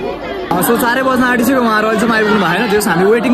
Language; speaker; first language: Nepali; native; Nepali